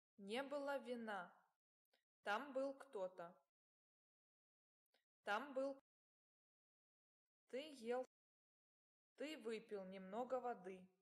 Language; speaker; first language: Russian; non-native, learner; English